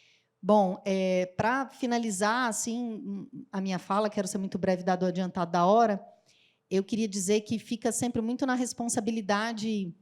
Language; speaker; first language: Portuguese; native; Portuguese